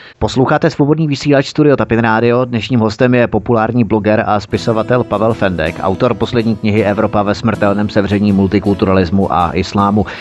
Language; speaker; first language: Czech; native; Czech